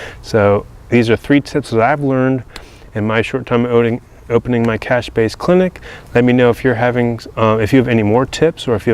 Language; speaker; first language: English; native; English